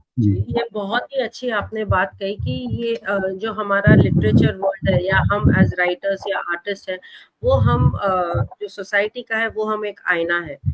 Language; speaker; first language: Hindi; non-native, local second language; Kachhi